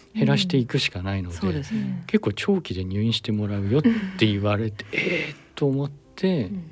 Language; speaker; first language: Japanese; native; Japanese